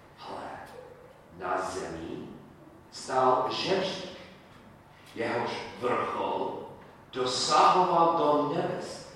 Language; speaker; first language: Czech; non-native, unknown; English